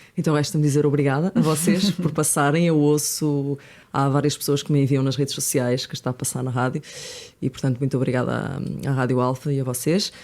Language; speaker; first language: Portuguese; native; Portuguese